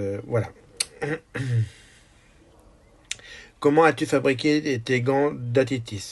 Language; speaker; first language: French; native; French